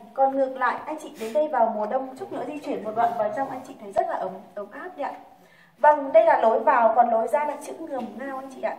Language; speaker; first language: Vietnamese; non-native, local second language; Tày